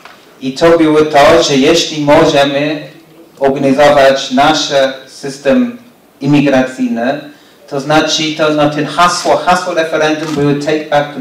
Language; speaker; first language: Polish; non-native, learner; English